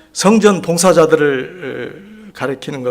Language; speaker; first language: Korean; native; Korean